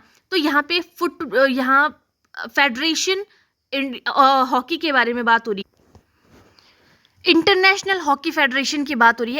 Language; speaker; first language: Hindi; native; Hindi